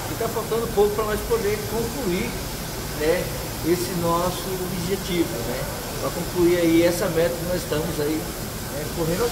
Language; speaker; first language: Portuguese; native; Portuguese